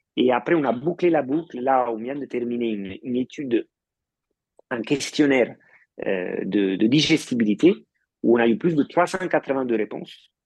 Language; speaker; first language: French; non-native, fluent; Italian